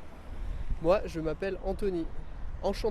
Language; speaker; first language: French; native; French